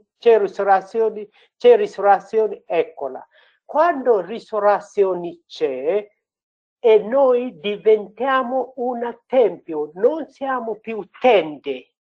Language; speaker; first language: Italian; non-native, learner; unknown